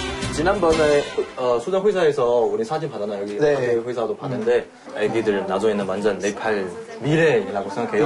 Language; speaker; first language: Korean; non-native, fluent; Chinese